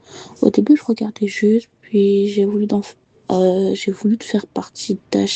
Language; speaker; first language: French; native; French